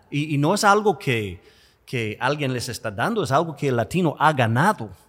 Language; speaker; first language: Spanish; non-native, fluent; English